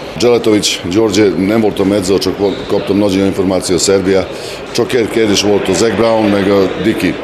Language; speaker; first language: Hungarian; non-native, local second language; Serbian